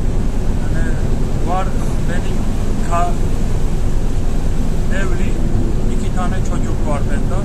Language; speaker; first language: Turkish; non-native, learner; Georgian